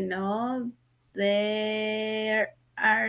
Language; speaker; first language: English; non-native, learner; Spanish